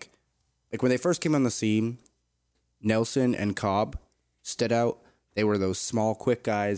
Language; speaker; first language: English; native; English